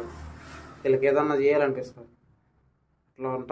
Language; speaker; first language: Telugu; native; Telugu